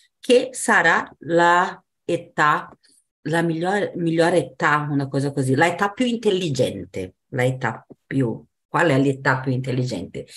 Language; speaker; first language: Italian; non-native, fluent; Portuguese